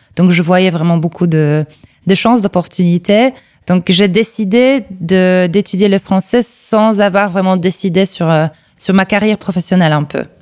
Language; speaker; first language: French; non-native, fluent; Polish